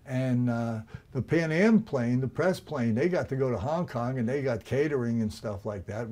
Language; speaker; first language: English; native; English